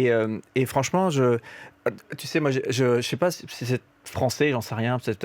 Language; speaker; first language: French; native; French